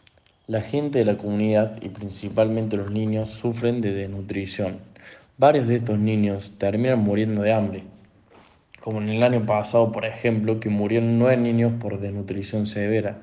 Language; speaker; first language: Spanish; native; Spanish